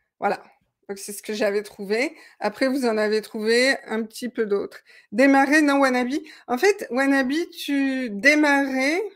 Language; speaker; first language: French; native; French